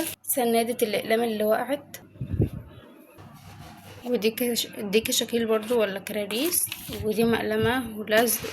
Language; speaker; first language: Arabic; native; Arabic